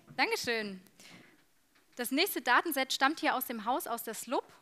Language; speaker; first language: German; native; German